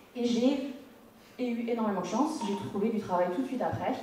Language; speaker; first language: French; early bilingual, other home language; English